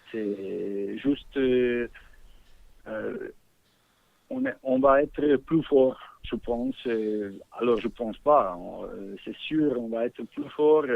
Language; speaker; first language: French; non-native, fluent; Bosnian